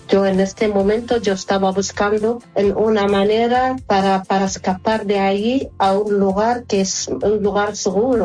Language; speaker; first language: Spanish; non-native, fluent; Arabic